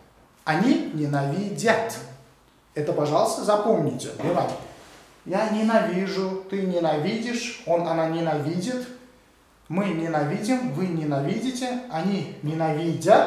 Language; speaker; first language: Russian; non-native, local second language; Uzbek